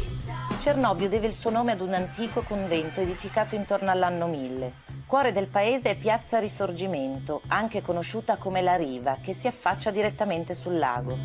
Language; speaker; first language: Italian; native; Italian